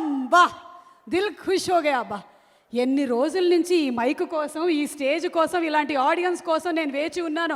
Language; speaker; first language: Telugu; native; Telugu